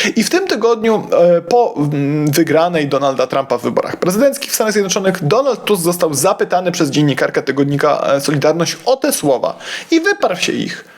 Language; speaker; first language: Polish; native; Polish